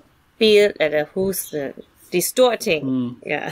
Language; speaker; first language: Danish; non-native, fluent; English